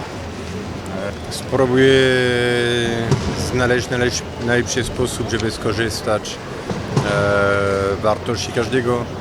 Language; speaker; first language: Polish; non-native, fluent; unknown